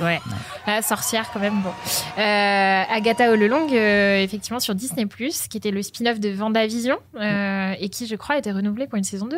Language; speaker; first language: French; native; French